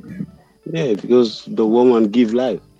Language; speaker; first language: English; non-native, learner; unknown